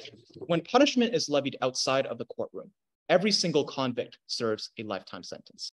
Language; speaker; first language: English; native; English